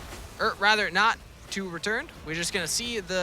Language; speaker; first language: English; native; English